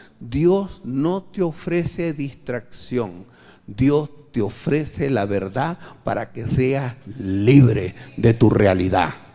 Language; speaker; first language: Spanish; native; Spanish